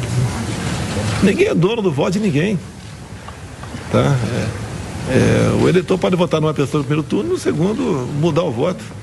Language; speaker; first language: Portuguese; native; Portuguese